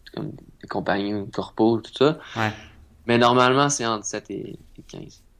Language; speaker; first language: French; native; French